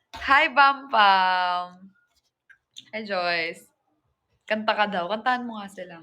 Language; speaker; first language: Filipino; non-native, local second language; Waray